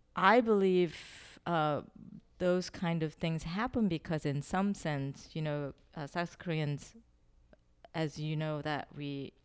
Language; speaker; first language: English; non-native, fluent; Korean